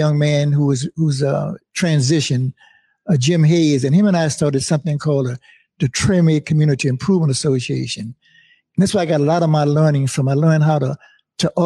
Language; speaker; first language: English; native; English